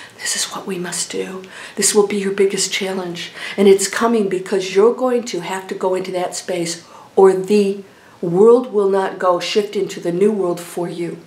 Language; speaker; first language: English; native; English